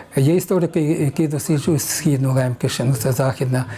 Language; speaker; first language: Ukrainian; native; Ukrainian